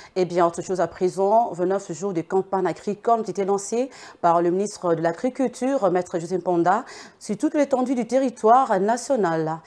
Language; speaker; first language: French; non-native, local second language; Lingala